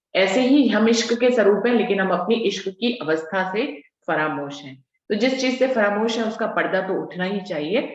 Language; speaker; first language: Hindi; native; Hindi